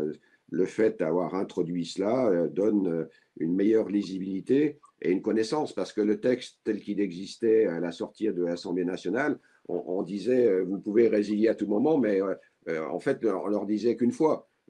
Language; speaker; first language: French; native; French